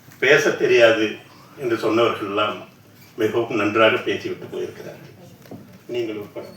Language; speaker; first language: Tamil; native; Tamil